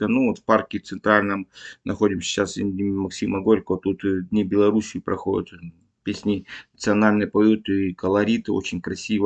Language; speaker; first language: Russian; native; Russian